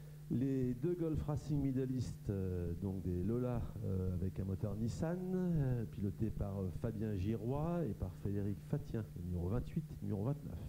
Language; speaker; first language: French; native; French